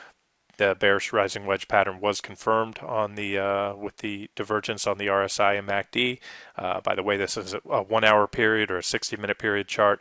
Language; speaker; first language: English; native; English